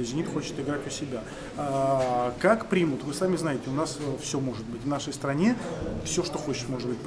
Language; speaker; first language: Russian; native; Russian